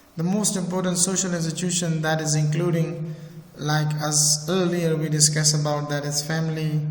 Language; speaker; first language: English; non-native, fluent; Persian